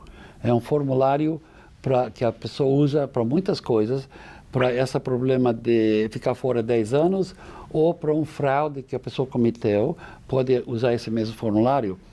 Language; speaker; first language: Portuguese; non-native, fluent; English